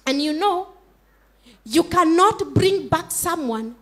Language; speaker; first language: English; non-native, local second language; Swahili